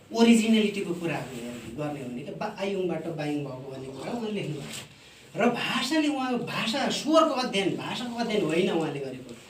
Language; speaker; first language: Nepali; non-native, local second language; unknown